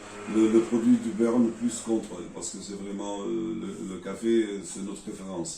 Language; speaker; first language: French; non-native, learner; Portuguese